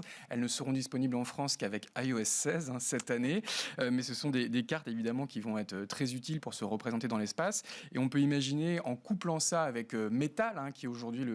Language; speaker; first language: French; native; French